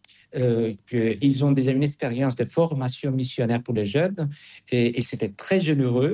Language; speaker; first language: French; non-native, fluent; Spanish